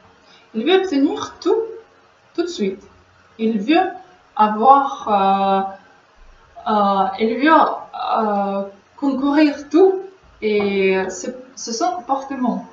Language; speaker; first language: French; non-native, learner; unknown